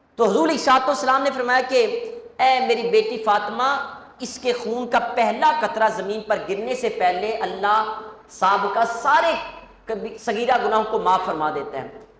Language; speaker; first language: Urdu; non-native, local second language; Punjabi